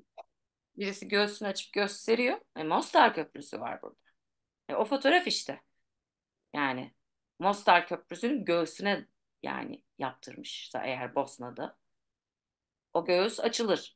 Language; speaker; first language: Turkish; native; Turkish